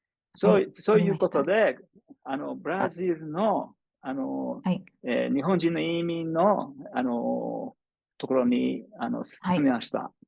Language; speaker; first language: Japanese; non-native, fluent; English